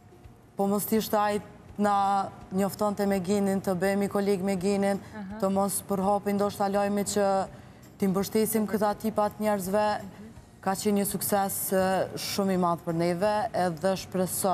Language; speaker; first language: Albanian; native; Albanian